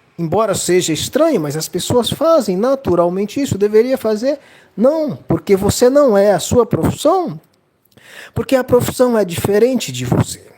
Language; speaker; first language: Portuguese; native; Portuguese